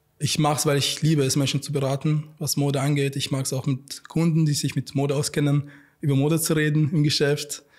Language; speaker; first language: German; non-native, fluent; Arabic